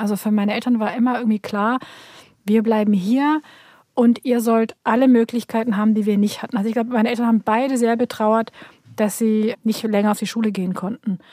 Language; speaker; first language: German; early bilingual, other home language; Turkish